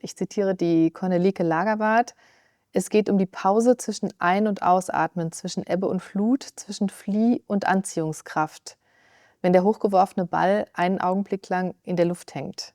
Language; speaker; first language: German; native; German